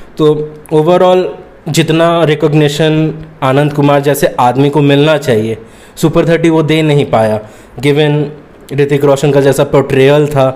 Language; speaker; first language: Hindi; native; Hindi